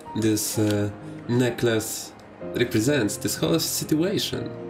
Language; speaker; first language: English; non-native, fluent; Polish